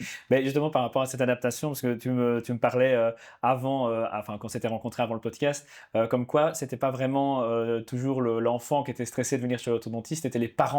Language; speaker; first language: French; native; French